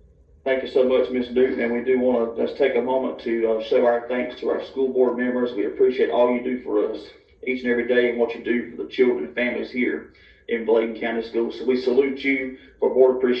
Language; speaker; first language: English; native; English